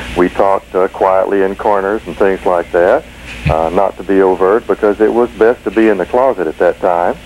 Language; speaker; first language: English; native; English